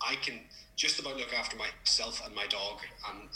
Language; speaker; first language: English; native; English